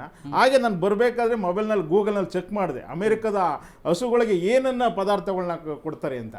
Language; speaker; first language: Kannada; native; Kannada